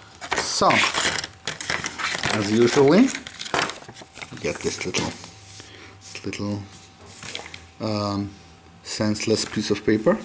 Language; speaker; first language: English; non-native, fluent; German